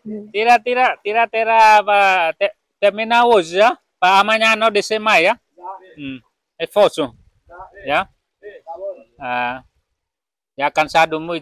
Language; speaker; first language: Portuguese; non-native, learner; Vietnamese